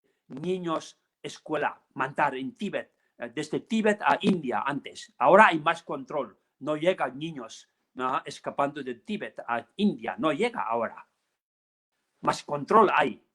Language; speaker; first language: Spanish; non-native, learner; Tibetan